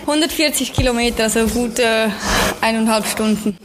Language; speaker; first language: German; native; German